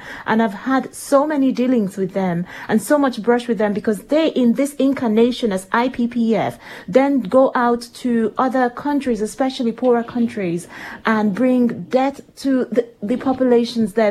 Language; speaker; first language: English; non-native, local second language; Igbo